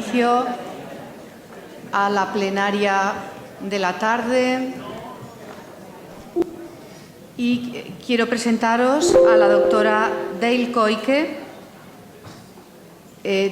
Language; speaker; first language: Spanish; native; Spanish